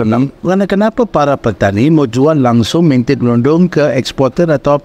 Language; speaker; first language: Indonesian; non-native, fluent; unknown